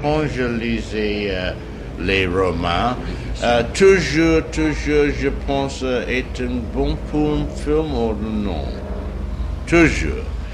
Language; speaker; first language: French; non-native, learner; English